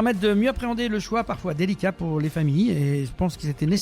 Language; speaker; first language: French; native; French